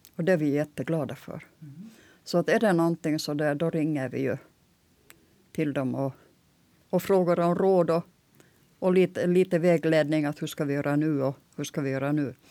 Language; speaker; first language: Swedish; native; Swedish